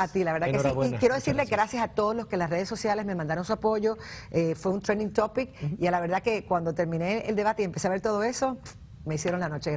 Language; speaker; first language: Spanish; native; Spanish